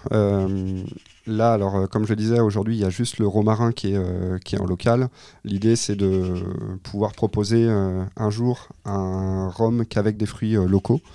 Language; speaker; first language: French; native; French